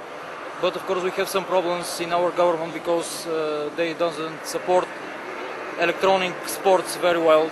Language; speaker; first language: English; non-native, learner; Bulgarian